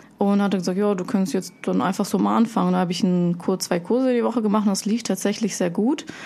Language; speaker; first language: German; early bilingual, other home language; Russian